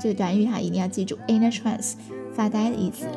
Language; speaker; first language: Chinese; native; Chinese